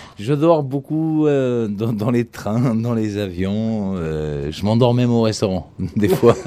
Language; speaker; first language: French; early bilingual, other home language; Portuguese